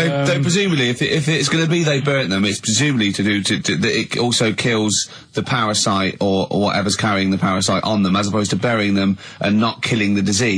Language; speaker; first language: English; native; English